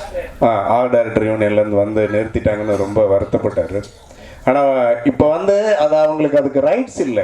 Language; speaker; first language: Tamil; native; Tamil